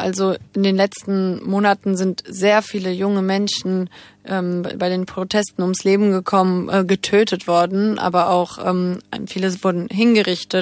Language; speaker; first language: German; early bilingual, other home language; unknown